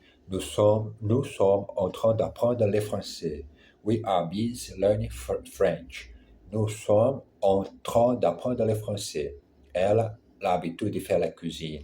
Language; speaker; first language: French; non-native, learner; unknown